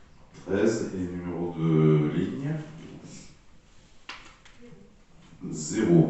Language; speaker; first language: French; native; French